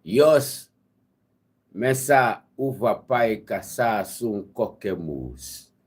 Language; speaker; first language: Finnish; non-native, learner; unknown